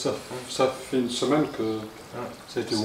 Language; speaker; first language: French; non-native, fluent; English